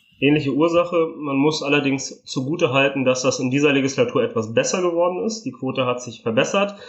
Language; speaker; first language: German; early bilingual, other home language; Italian